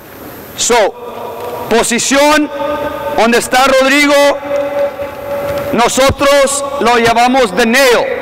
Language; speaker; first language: Spanish; early bilingual, heritage; English